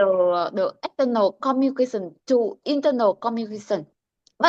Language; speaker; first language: English; non-native, learner; Vietnamese